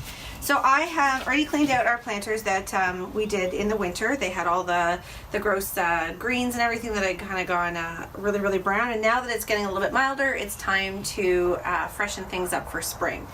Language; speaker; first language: English; native; English